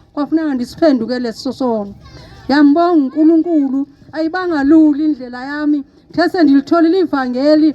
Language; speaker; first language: Zulu; non-native, local second language; Xhosa